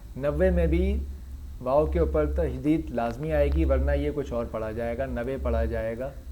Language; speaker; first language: Urdu; native; Urdu